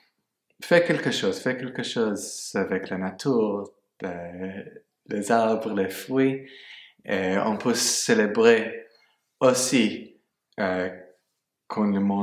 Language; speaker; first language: French; non-native, fluent; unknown